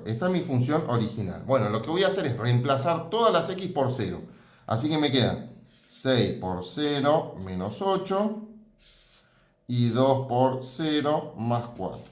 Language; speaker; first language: Spanish; native; Spanish